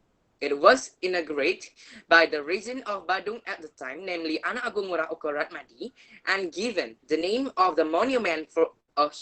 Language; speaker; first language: English; non-native, learner; Indonesian